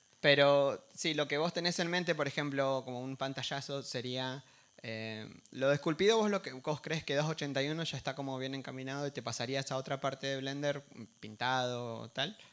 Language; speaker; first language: Spanish; native; Spanish